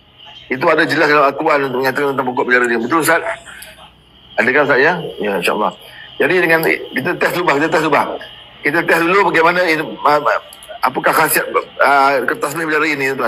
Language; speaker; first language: Malay; native; Malay